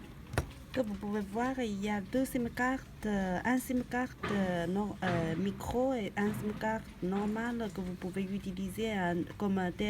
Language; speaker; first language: French; non-native, learner; Chinese